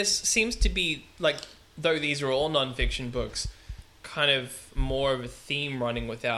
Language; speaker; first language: English; native; English